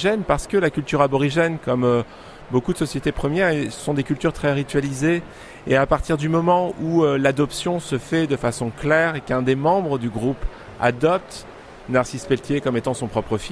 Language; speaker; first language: French; native; French